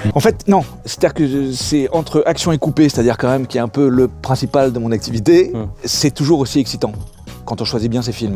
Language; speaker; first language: French; native; French